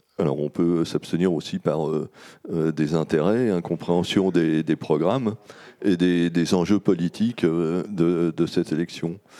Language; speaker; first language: French; native; French